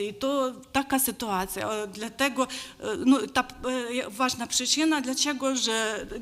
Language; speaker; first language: Polish; non-native, learner; Ukrainian